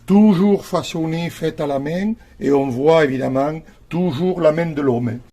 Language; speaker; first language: French; native; French